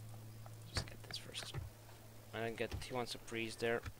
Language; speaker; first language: English; native; English